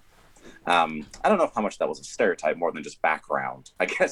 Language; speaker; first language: English; native; English